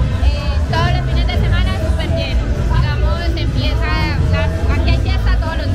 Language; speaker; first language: Spanish; native; Spanish